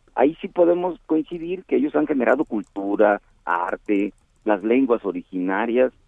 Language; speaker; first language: Spanish; native; Spanish